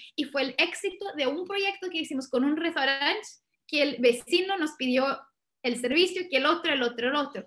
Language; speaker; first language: Spanish; non-native, fluent; Portuguese